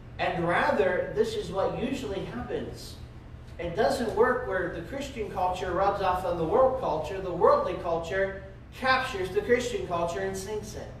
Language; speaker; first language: English; native; English